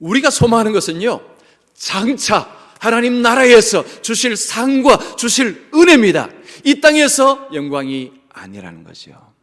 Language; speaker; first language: Korean; native; Korean